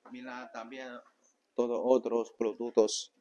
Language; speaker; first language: Spanish; non-native, learner; Chinese